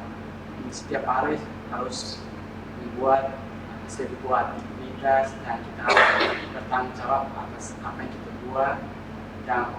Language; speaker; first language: Indonesian; non-native, fluent; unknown